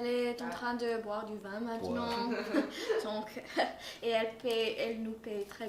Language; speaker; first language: French; non-native, fluent; English